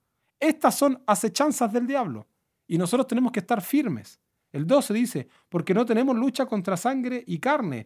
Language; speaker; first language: Spanish; native; Spanish